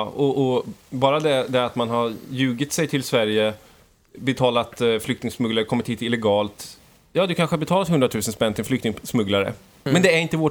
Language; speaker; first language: Swedish; native; Swedish